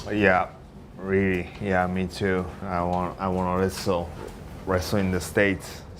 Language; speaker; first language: English; non-native, learner; Japanese